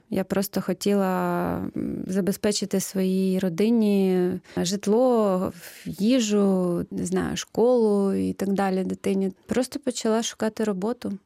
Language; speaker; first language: Ukrainian; native; Ukrainian